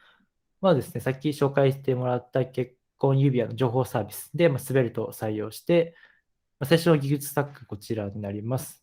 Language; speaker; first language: Japanese; native; Japanese